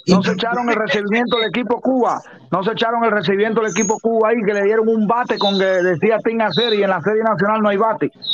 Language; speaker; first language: Spanish; native; Spanish